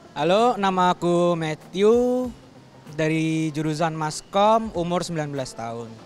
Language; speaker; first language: Indonesian; native; Indonesian